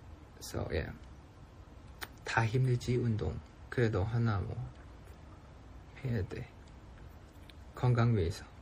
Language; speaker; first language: Korean; non-native, fluent; Thai